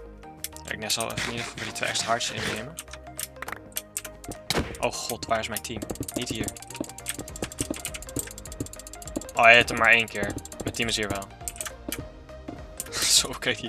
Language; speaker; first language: Dutch; native; Dutch